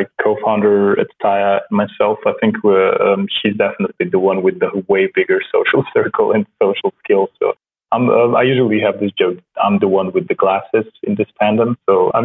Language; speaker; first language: English; non-native, fluent; Slovenian